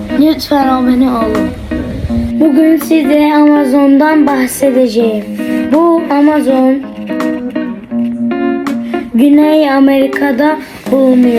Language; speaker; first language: Turkish; non-native, learner; Arabic